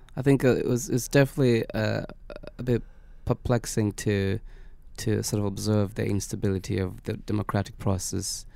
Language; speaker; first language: English; non-native, local second language; Swahili